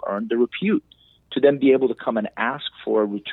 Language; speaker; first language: English; non-native, fluent; Persian